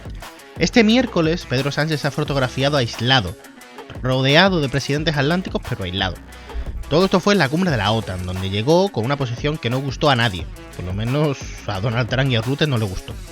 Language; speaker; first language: Spanish; native; Spanish